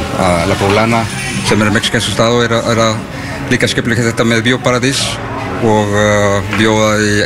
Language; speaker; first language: Icelandic; non-native, learner; Spanish